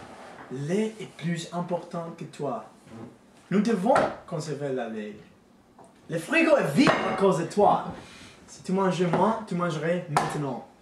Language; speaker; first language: French; non-native, learner; English